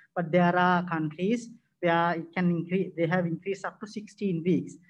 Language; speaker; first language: English; non-native, local second language; Sinhala